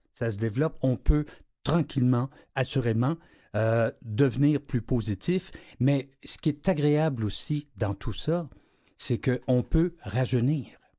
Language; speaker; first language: French; native; French